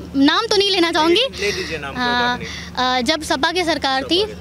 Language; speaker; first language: Hindi; native; Hindi